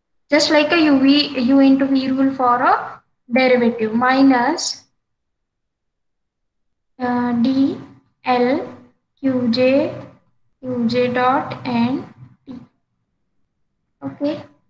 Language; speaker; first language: English; non-native, local second language; Marathi